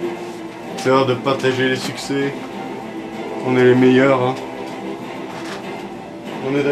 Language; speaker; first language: French; native; French